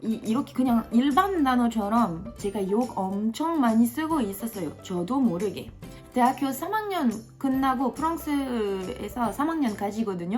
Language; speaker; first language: Korean; non-native, fluent; French